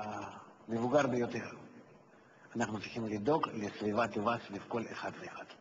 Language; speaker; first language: Hebrew; non-native, fluent; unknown